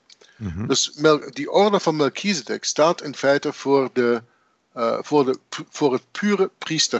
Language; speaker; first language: Dutch; native; Dutch